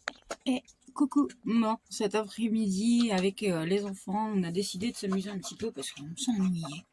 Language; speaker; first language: French; native; French